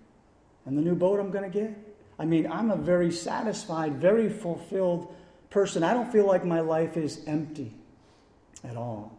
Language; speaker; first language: English; native; English